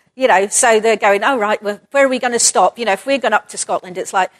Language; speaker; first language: English; native; English